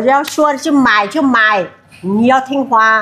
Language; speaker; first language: Chinese; non-native, learner; Vietnamese